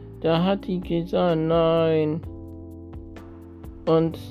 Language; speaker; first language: German; non-native, learner; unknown